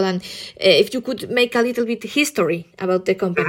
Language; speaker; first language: English; non-native, learner; Spanish